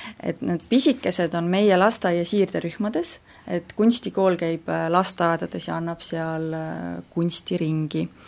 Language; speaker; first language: Estonian; native; Estonian